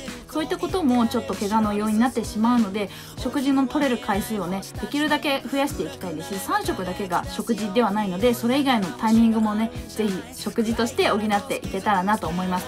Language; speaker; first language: Japanese; native; Japanese